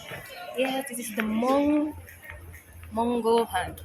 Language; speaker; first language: English; non-native, local second language; Filipino